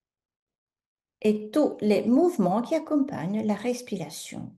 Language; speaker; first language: French; native; French